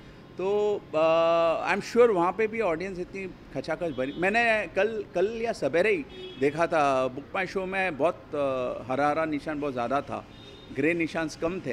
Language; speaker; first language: Hindi; native; Hindi